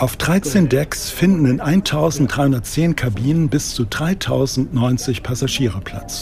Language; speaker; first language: German; native; German